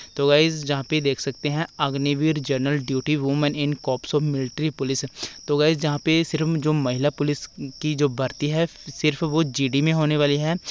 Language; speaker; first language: Hindi; non-native, local second language; Punjabi